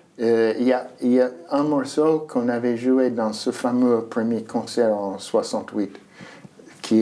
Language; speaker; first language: French; non-native, fluent; English